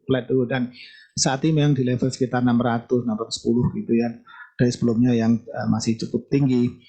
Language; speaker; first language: Indonesian; native; Indonesian